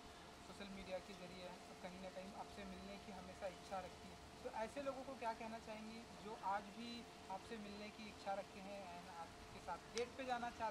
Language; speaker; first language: Hindi; native; Hindi